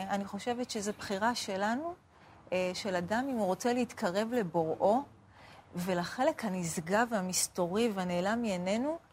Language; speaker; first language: Hebrew; early bilingual, other home language; Arabic